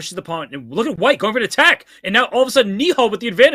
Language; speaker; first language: English; native; English